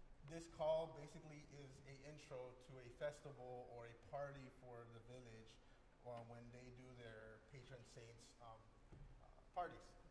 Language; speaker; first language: English; early bilingual, other home language; Spanish